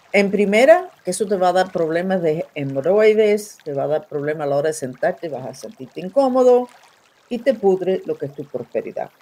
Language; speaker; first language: Spanish; non-native, fluent; English